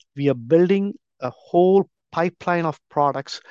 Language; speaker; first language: English; non-native, local second language; Tamil